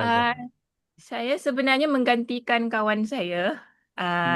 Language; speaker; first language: Indonesian; non-native, local second language; Malay